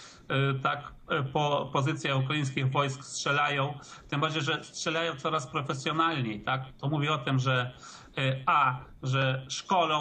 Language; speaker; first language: Polish; early bilingual, heritage; Polish